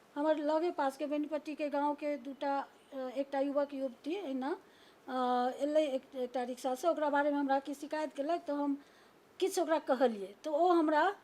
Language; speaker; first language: Maithili; native; Maithili